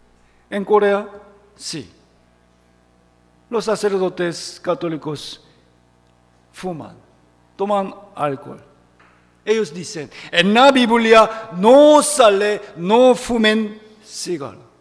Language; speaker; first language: Spanish; non-native, fluent; Korean